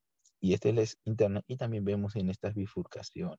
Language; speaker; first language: Spanish; native; Spanish